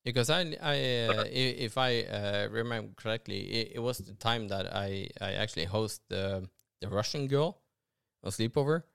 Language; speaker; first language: English; non-native, fluent; Norwegian